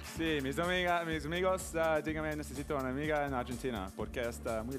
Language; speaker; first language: Spanish; non-native, learner; English